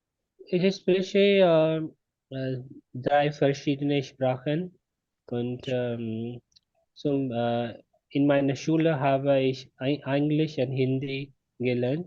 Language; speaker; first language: German; non-native, learner; Hindi